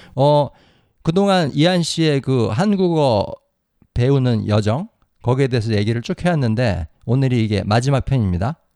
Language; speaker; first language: Korean; native; Korean